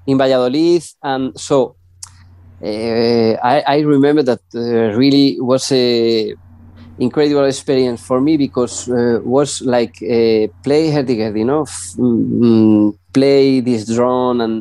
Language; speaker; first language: English; non-native, learner; Spanish